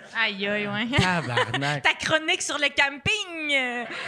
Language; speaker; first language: French; native; French